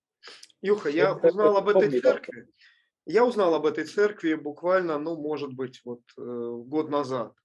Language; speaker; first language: Russian; native; Russian